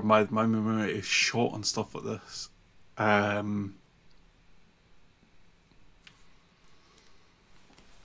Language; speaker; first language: English; native; English